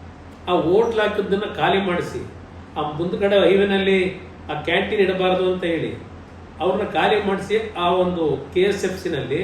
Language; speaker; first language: Kannada; native; Kannada